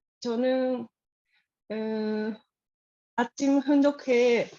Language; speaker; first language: Korean; non-native, learner; Japanese